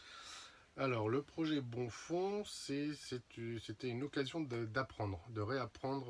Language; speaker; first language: French; native; French